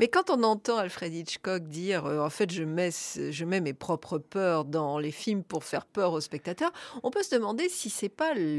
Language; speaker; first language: French; native; French